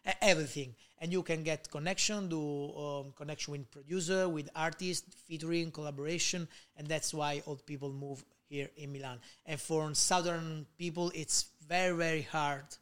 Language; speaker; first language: English; non-native, learner; Italian